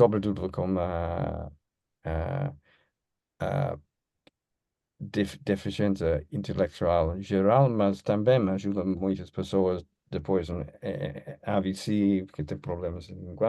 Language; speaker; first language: Portuguese; non-native, learner; English